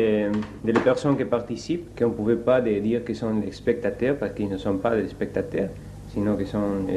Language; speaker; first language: French; non-native, fluent; Spanish